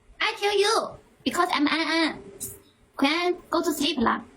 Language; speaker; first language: English; non-native, learner; Thai